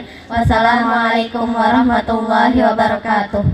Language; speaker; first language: Arabic; non-native, learner; Indonesian